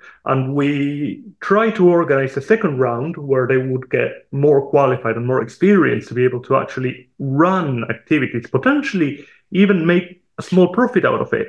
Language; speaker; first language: English; non-native, fluent; Spanish